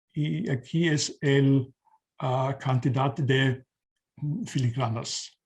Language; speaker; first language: Spanish; non-native, learner; German